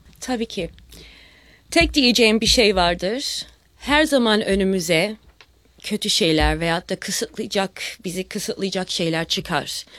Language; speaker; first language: Turkish; early bilingual, heritage; Turkish